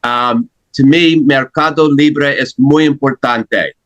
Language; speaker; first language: Spanish; non-native, learner; English